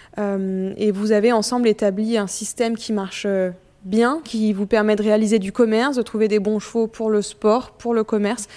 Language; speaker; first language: French; native; French